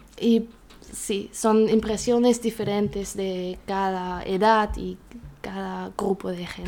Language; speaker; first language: Spanish; non-native, learner; German